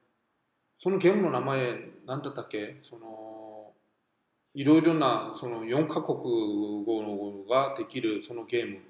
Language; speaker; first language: Japanese; non-native, fluent; Korean